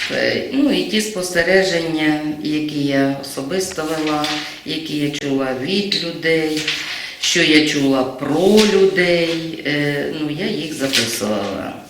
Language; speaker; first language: Ukrainian; native; Ukrainian